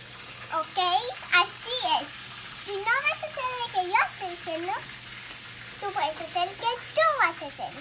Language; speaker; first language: Spanish; early bilingual, heritage; Spanish